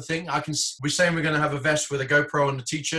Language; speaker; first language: English; native; English